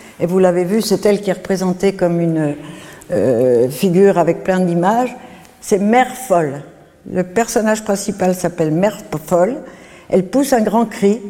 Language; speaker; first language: French; native; French